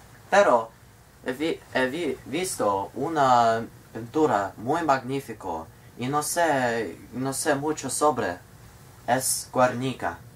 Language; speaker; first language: Spanish; non-native, learner; English